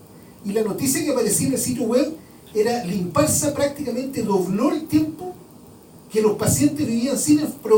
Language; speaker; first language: Spanish; native; Spanish